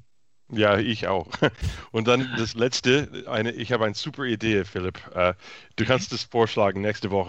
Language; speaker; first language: German; non-native, fluent; English